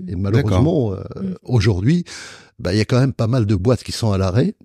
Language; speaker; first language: French; non-native, local second language; Arabic